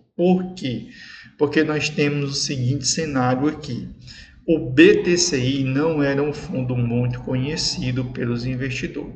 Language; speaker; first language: Portuguese; native; Portuguese